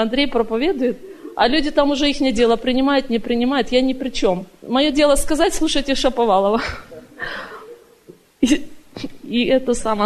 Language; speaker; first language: Russian; native; Russian